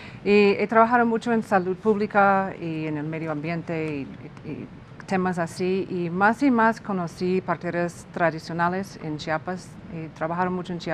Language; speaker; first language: Spanish; non-native, fluent; English